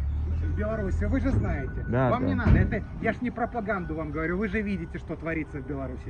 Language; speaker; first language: Russian; native; Russian